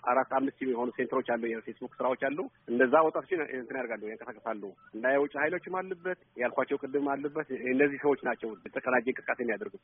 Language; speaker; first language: Amharic; non-native, local second language; Tigrinya